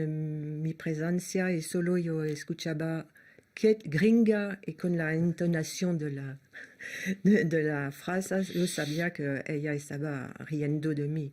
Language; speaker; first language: Spanish; non-native, learner; French